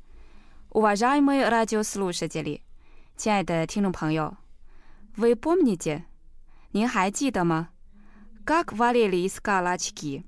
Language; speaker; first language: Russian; non-native, fluent; Chinese